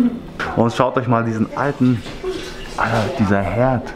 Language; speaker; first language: German; native; German